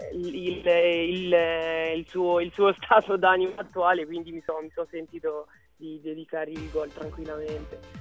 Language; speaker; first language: Italian; early bilingual, other home language; French